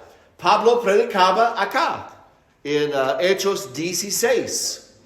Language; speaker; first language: Spanish; non-native, fluent; English